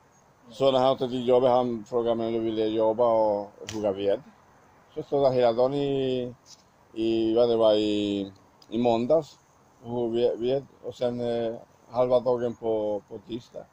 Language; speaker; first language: Swedish; non-native, learner; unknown